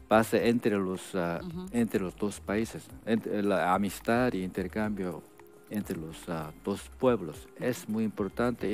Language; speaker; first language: Spanish; non-native, fluent; Korean